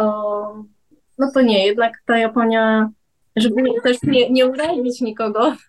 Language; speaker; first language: Polish; early bilingual, heritage; Polish